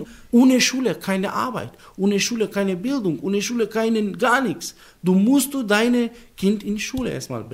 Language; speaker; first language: German; non-native, learner; Macedonian